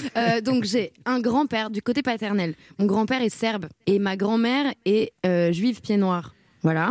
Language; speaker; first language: French; native; French